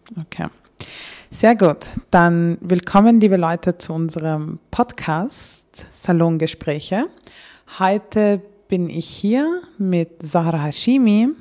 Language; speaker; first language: German; early bilingual, other home language; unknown